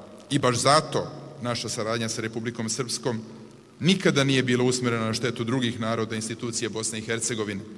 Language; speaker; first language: Serbian; native; Serbian